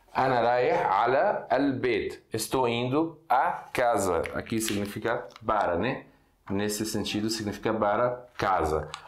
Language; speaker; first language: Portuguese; non-native, fluent; Arabic